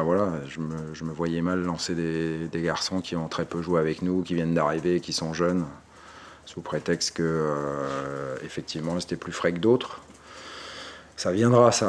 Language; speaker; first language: French; native; French